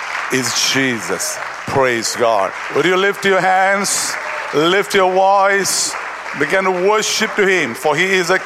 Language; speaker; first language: English; non-native, local second language; Tamil